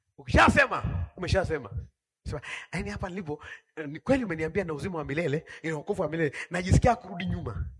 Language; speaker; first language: Swahili; native; Swahili